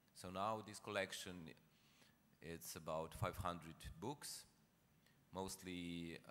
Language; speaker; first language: English; non-native, fluent; Slovenian